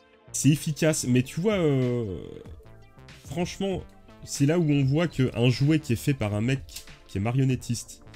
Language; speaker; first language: French; native; French